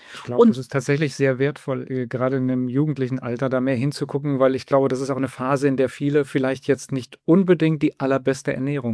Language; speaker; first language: German; native; German